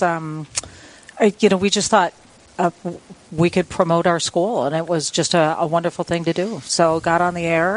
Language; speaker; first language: English; native; English